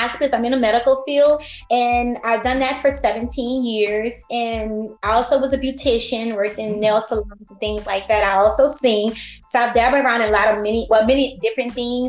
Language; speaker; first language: English; native; English